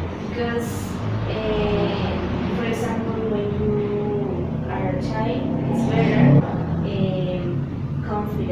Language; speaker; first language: English; non-native, learner; Spanish